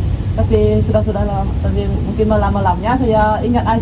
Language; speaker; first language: Indonesian; non-native, learner; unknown